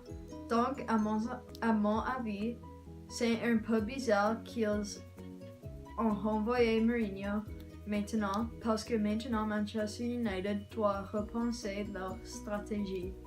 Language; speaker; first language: French; non-native, learner; English